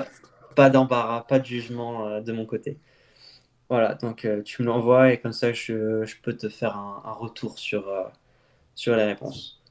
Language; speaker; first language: French; native; French